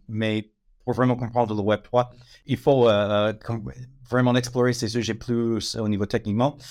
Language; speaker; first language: French; non-native, fluent; English